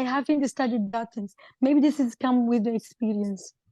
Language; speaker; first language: English; non-native, learner; Arabic